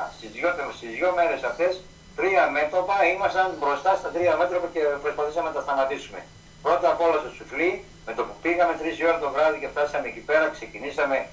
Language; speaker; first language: Greek; native; Greek